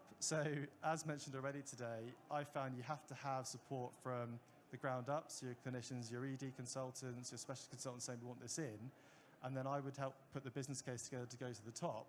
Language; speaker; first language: English; native; English